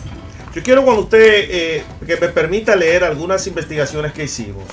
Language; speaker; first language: Spanish; native; Spanish